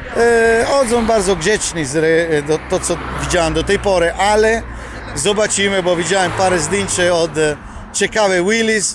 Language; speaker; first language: Polish; non-native, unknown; Italian